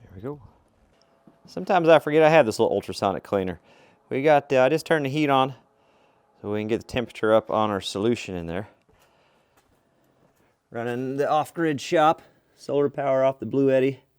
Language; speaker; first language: English; native; English